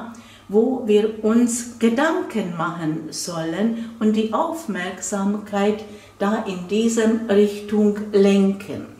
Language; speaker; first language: German; non-native, fluent; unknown